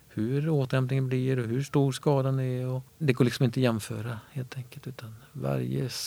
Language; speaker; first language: Swedish; native; Swedish